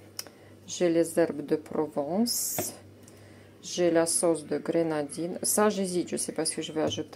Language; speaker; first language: French; non-native, fluent; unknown